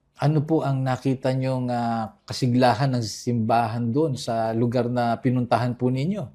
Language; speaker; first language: Filipino; native; Filipino